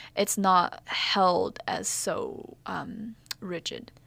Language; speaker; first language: English; early bilingual, other home language; Chinese